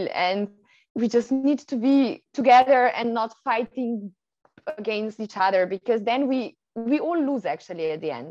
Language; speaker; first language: English; non-native, fluent; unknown